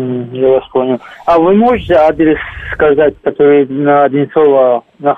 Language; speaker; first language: Russian; non-native, learner; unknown